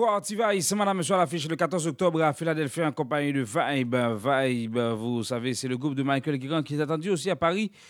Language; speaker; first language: French; non-native, local second language; Haitian Creole